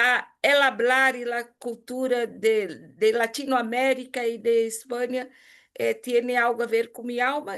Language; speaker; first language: Spanish; non-native, fluent; Portuguese